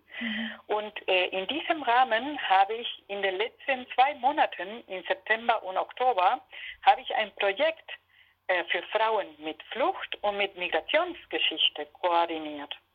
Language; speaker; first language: German; non-native, fluent; Spanish